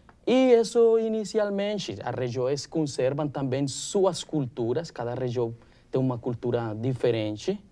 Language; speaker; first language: Portuguese; non-native, learner; Spanish